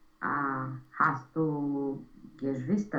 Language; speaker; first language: German; non-native, learner; Romanian